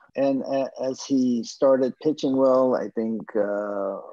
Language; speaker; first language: English; non-native, fluent; Japanese